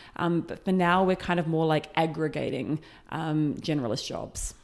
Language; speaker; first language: English; native; English